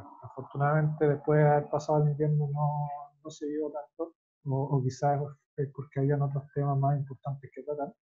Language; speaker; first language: Spanish; native; Spanish